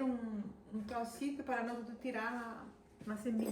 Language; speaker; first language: Spanish; non-native, fluent; Portuguese